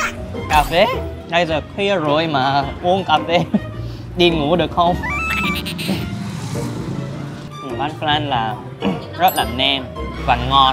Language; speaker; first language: Vietnamese; early bilingual, other home language; Korean